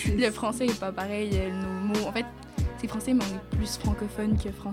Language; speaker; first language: French; native; French